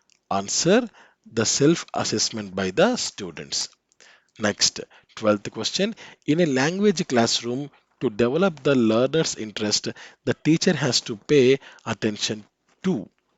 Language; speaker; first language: English; non-native, local second language; Telugu